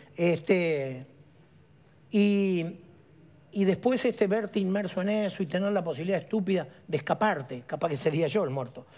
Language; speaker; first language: Spanish; native; Spanish